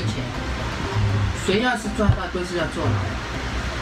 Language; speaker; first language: Chinese; native; Chinese